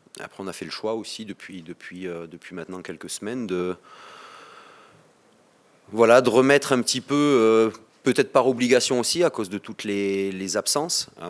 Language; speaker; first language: French; native; French